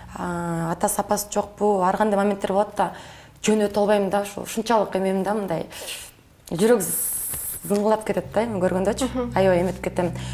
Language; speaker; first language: Kyrgyz; non-native, local second language; Russian